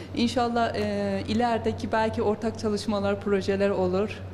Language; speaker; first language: Turkish; non-native, fluent; Persian